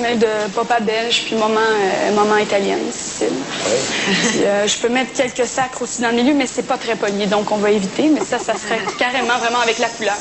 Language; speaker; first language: French; native; French